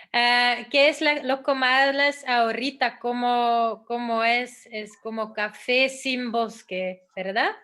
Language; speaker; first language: Spanish; non-native, fluent; Dutch